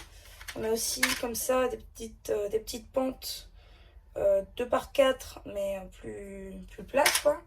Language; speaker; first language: French; native; French